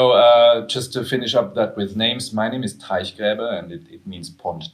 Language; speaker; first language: English; non-native, fluent; German